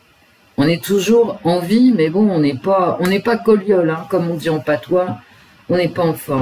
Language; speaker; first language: French; native; French